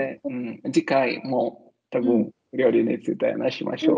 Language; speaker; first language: Japanese; non-native, learner; Italian